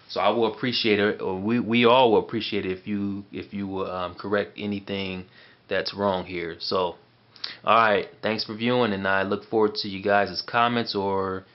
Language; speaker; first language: English; native; English